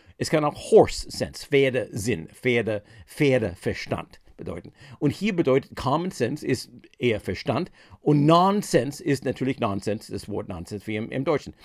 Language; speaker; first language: German; non-native, fluent; English